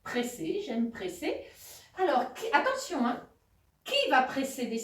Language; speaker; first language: French; native; French